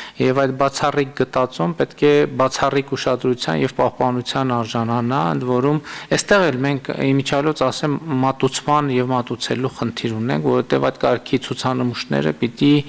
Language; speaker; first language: Armenian; native; Armenian